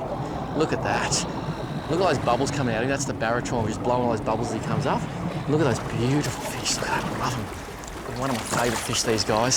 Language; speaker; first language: English; native; English